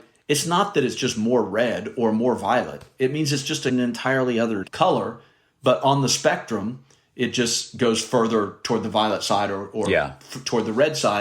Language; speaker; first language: English; native; English